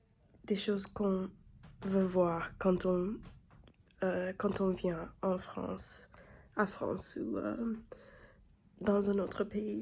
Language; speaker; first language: French; non-native, learner; English